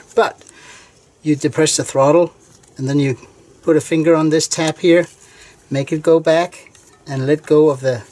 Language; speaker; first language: English; non-native, fluent; Danish